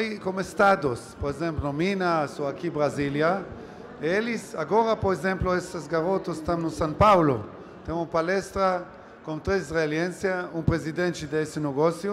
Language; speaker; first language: Portuguese; non-native, learner; Hebrew